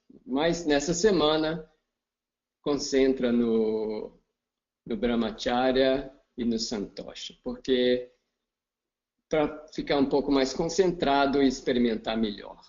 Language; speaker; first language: Portuguese; non-native, fluent; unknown